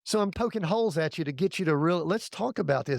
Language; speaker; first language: English; native; English